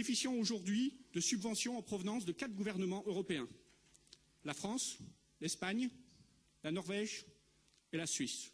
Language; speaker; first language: French; native; French